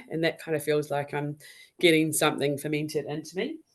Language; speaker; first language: English; native; English